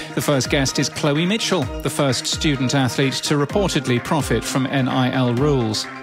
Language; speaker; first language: English; native; English